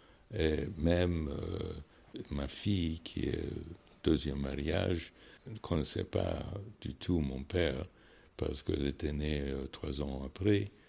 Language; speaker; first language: French; non-native, fluent; English